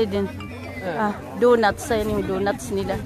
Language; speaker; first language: Swedish; non-native, learner; Filipino